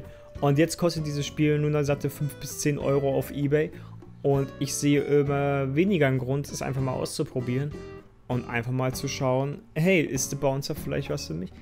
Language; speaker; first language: German; native; German